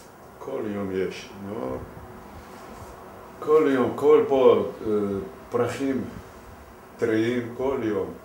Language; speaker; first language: Hebrew; non-native, learner; Russian